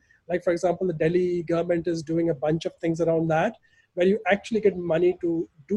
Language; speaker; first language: English; non-native, local second language; Gujarati